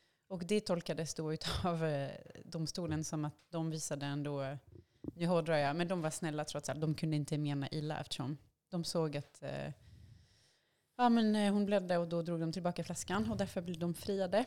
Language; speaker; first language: Swedish; non-native, fluent; French